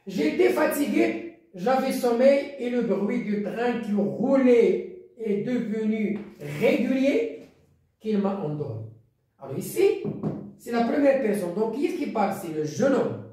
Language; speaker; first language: French; non-native, local second language; Arabic